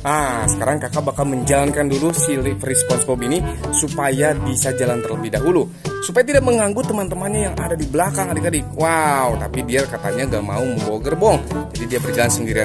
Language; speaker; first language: Indonesian; native; Indonesian